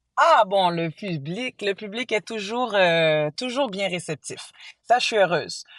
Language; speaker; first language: French; early bilingual, other home language; Haitian Creole